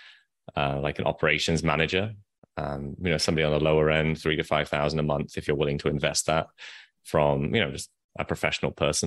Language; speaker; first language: English; native; English